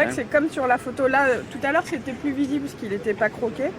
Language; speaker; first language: French; native; French